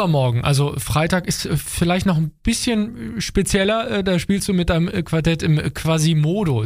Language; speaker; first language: German; native; German